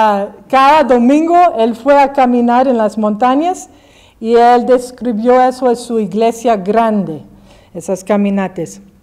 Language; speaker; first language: Spanish; early bilingual, heritage; English